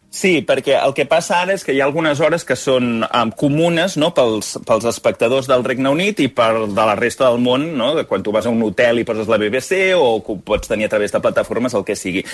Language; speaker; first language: Catalan; native; Catalan